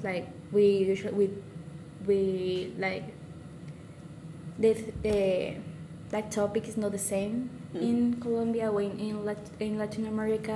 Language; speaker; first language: English; non-native, learner; Spanish